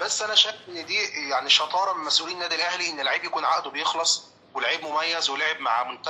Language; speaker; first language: Arabic; native; Arabic